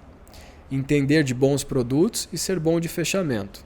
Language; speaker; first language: Portuguese; native; Portuguese